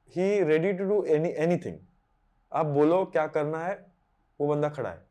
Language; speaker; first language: Hindi; non-native, local second language; Marathi